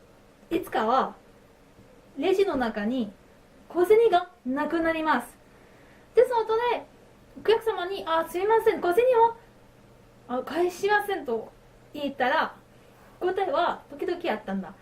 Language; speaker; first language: Japanese; non-native, learner; French